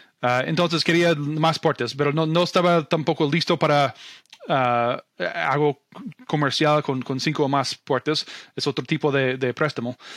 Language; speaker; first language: Spanish; non-native, fluent; English